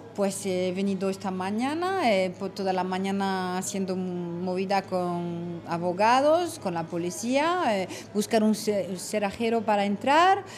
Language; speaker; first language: Spanish; non-native, fluent; French